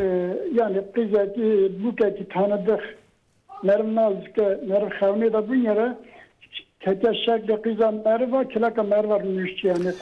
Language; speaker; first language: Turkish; non-native, local second language; Kurdish